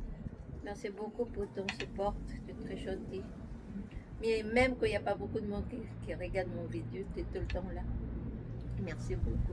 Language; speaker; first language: French; non-native, fluent; Filipino